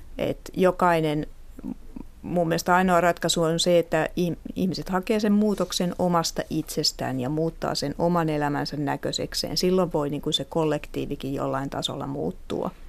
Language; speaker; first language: Finnish; native; Finnish